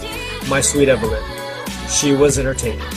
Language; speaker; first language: English; native; English